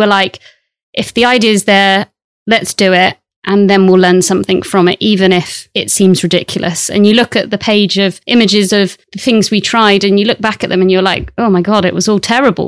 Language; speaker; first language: English; native; English